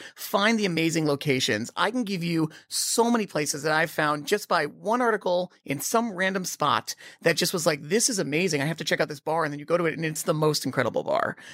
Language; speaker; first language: English; native; English